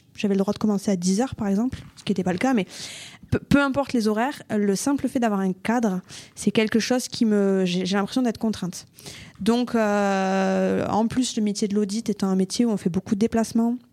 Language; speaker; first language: French; native; French